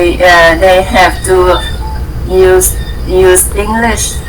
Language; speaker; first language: English; non-native, learner; Vietnamese